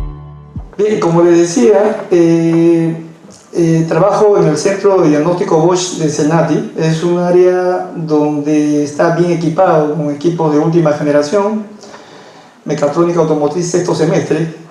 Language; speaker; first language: Spanish; native; Spanish